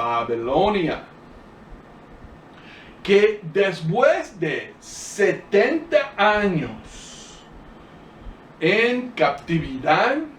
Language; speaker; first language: Spanish; non-native, fluent; English